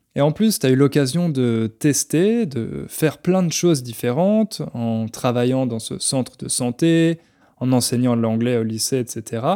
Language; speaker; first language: French; native; French